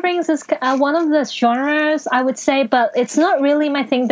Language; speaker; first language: English; non-native, local second language; Cantonese